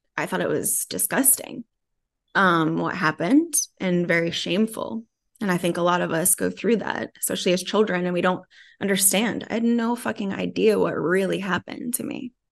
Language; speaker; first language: English; native; English